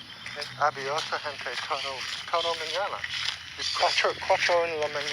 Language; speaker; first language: Spanish; non-native, learner; English